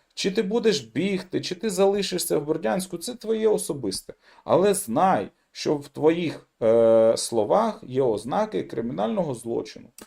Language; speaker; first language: Ukrainian; non-native, local second language; Russian